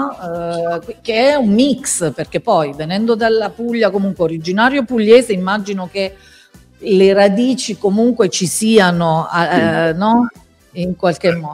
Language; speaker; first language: Italian; native; Italian